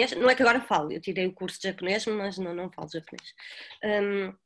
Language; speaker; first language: Portuguese; native; Portuguese